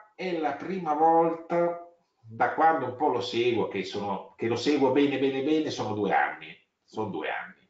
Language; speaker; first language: Italian; native; Italian